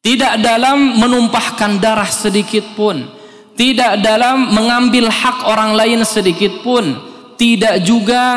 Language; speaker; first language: Indonesian; native; Indonesian